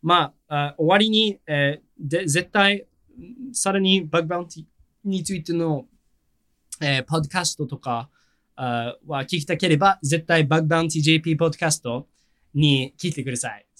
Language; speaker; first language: Japanese; non-native, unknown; English